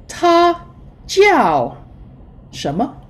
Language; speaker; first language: Chinese; non-native, fluent; English